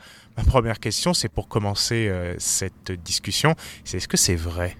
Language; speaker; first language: French; native; French